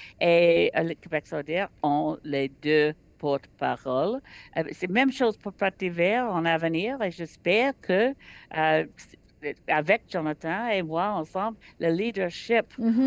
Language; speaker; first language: French; non-native, learner; English